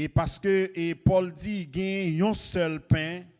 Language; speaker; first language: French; non-native, local second language; Haitian Creole